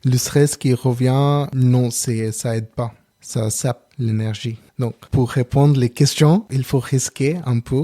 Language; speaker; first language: French; non-native, learner; Telugu